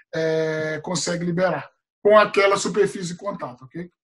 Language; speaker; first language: Portuguese; native; Portuguese